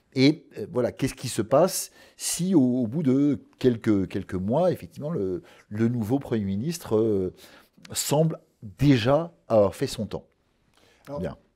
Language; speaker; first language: French; native; French